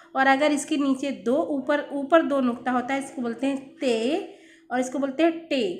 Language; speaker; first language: Hindi; native; Hindi